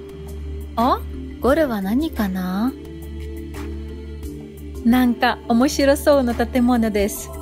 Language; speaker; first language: Japanese; non-native, fluent; Russian